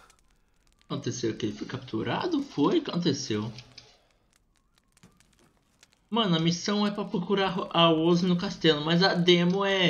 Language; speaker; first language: Portuguese; native; Portuguese